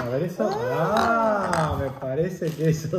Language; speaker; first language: Spanish; native; Spanish